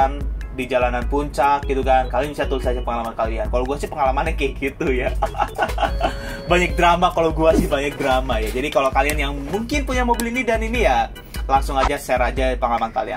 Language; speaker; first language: Indonesian; native; Indonesian